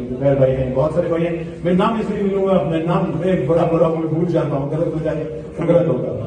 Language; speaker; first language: Urdu; early bilingual, heritage; Urdu